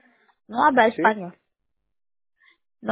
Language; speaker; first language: Spanish; non-native, learner; Haitian Creole